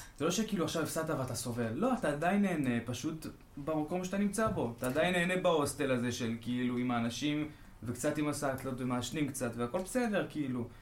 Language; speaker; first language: Hebrew; native; Hebrew